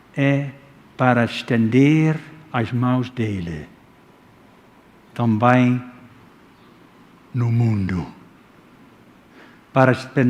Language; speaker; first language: Portuguese; non-native, fluent; Dutch